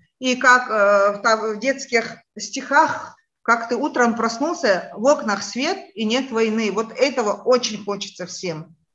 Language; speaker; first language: Russian; non-native, local second language; Chechen